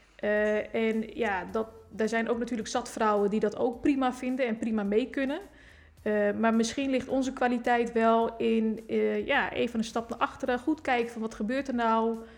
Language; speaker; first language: Dutch; native; Dutch